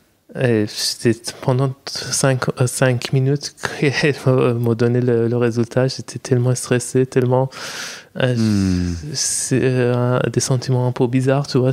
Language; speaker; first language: French; non-native, fluent; Persian